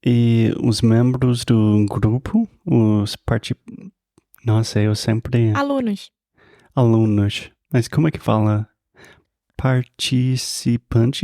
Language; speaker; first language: Portuguese; non-native, fluent; English